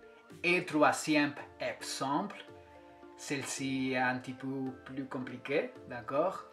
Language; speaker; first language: French; non-native, fluent; Spanish